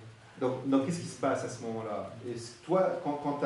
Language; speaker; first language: French; native; French